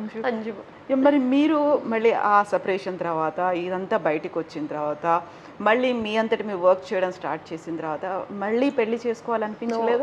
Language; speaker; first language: Telugu; native; Telugu